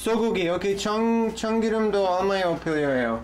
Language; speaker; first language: Korean; non-native, learner; English